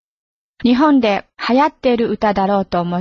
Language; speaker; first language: Japanese; non-native, fluent; Chinese